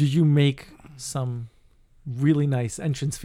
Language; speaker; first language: English; non-native, fluent; Hebrew